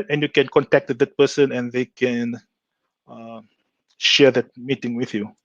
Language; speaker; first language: English; non-native, local second language; Fijian